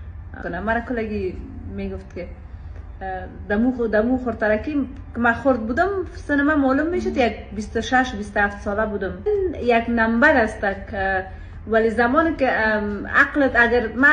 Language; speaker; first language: Persian; native; Persian